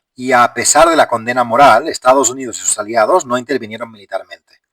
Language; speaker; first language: Spanish; native; Spanish